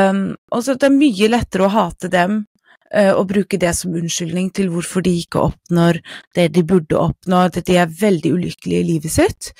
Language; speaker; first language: Norwegian; non-native, fluent; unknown